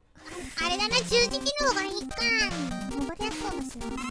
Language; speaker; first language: Japanese; native; Japanese